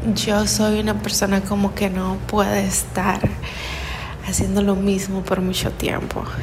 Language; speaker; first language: Spanish; native; Spanish